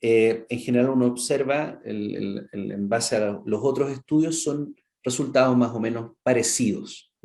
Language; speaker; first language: Spanish; native; Spanish